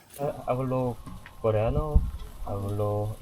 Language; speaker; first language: Spanish; non-native, learner; Korean